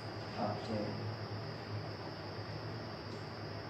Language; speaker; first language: English; non-native, learner; Lao